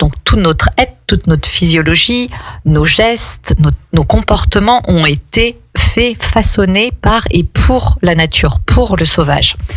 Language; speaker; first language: French; native; French